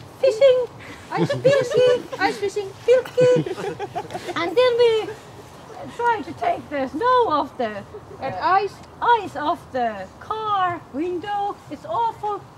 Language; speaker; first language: English; non-native, fluent; Finnish